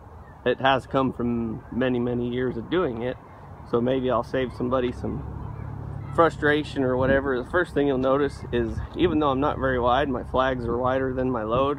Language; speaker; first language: English; native; English